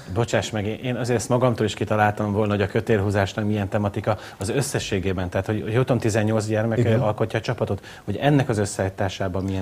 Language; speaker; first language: Hungarian; native; Hungarian